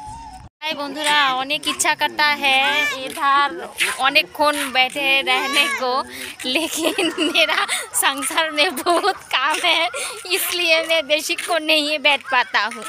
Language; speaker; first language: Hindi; non-native, local second language; Bangla